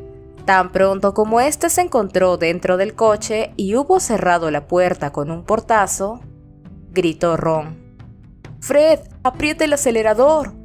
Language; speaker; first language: Spanish; native; Spanish